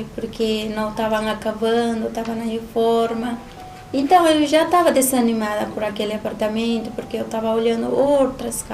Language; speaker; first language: Portuguese; non-native, learner; Spanish